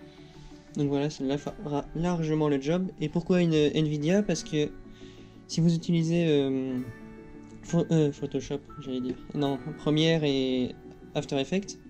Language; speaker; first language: French; native; French